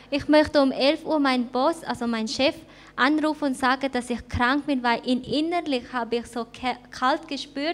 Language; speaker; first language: German; non-native, fluent; Thai